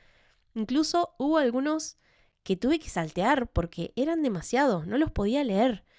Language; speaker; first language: Spanish; native; Spanish